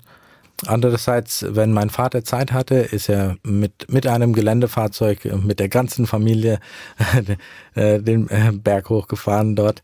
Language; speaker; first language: German; early bilingual, heritage; German